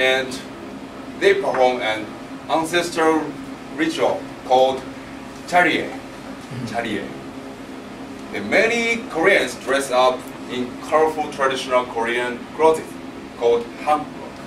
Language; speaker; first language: English; non-native, learner; Japanese